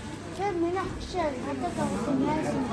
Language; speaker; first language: Mongolian; early bilingual, heritage; Mongolian